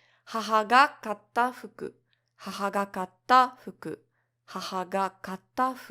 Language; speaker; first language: Japanese; non-native, learner; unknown